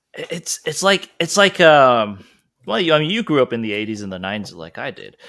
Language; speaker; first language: English; non-native, local second language; Cantonese